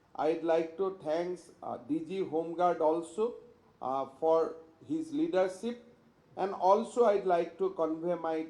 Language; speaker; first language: English; non-native, local second language; Assamese